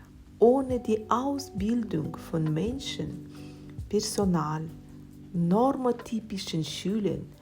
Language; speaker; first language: German; non-native, learner; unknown